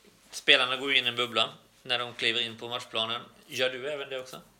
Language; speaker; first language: Swedish; native; Swedish